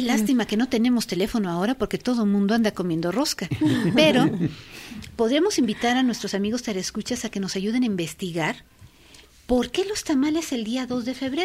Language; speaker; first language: Spanish; native; Spanish